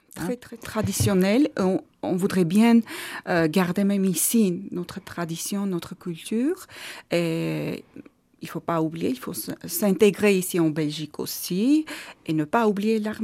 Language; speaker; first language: French; non-native, learner; Armenian